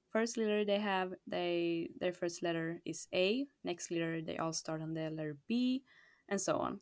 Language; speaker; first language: English; non-native, fluent; Swedish